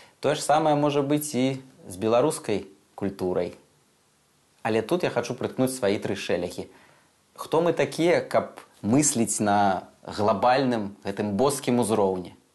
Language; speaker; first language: Belarusian; non-native, local second language; Russian